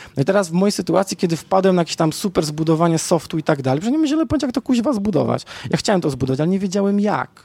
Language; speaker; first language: Polish; native; Polish